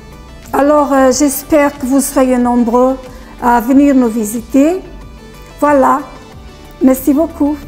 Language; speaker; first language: French; non-native, fluent; Portuguese